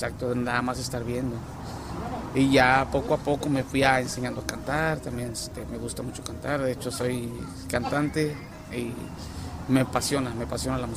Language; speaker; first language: Spanish; native; Spanish